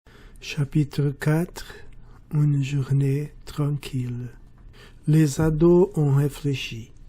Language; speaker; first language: French; non-native, learner; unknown